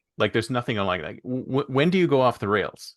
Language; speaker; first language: English; native; English